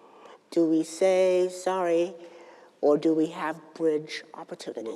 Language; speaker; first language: English; native; English